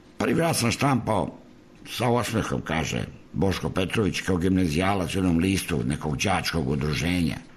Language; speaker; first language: Serbian; native; Serbian